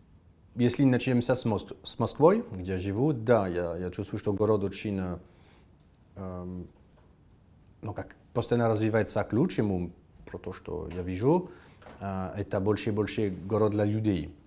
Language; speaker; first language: Russian; non-native, fluent; French